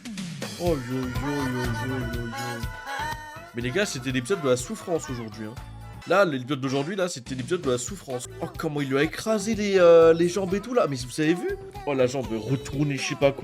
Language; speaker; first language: French; native; French